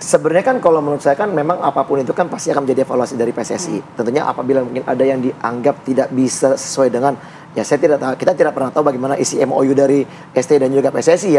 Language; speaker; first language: Indonesian; native; Indonesian